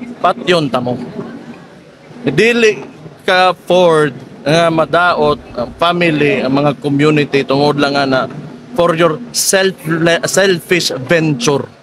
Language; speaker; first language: Cebuano; native; Cebuano